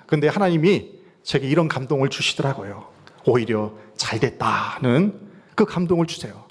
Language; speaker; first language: Korean; native; Korean